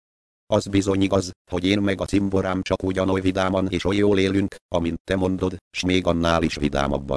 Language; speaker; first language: Hungarian; native; Hungarian